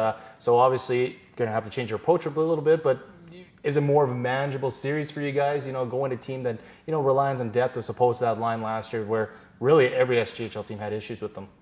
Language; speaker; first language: English; native; English